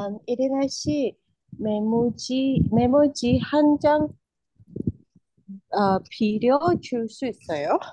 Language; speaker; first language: Korean; non-native, learner; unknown